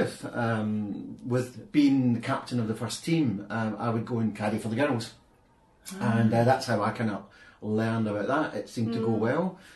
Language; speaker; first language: English; native; English